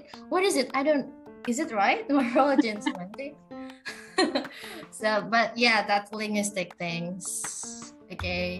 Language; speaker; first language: English; non-native, fluent; Indonesian